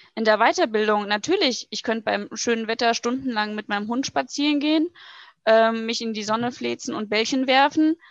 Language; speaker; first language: German; native; German